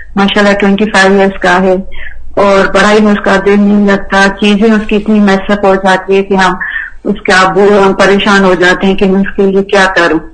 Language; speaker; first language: Urdu; native; Urdu